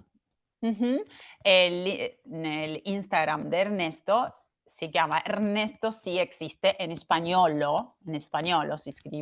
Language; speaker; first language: Italian; non-native, learner; Spanish